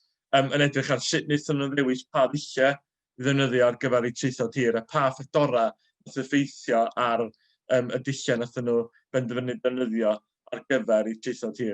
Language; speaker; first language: Welsh; native; Welsh